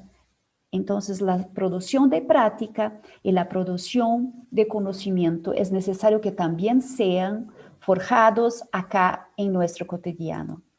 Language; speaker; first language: Spanish; non-native, fluent; Portuguese